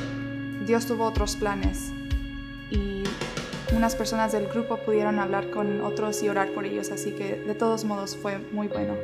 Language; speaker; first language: Spanish; early bilingual, heritage; Spanish